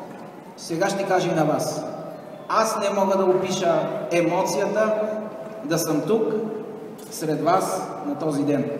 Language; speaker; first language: Bulgarian; native; Bulgarian